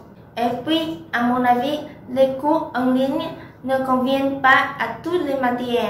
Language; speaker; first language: French; non-native, learner; Vietnamese